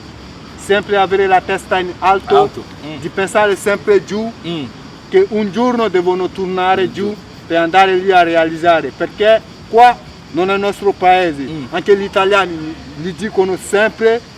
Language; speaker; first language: Italian; non-native, fluent; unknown